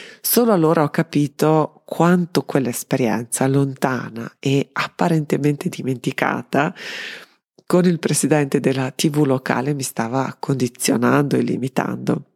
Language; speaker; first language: Italian; non-native, fluent; Serbian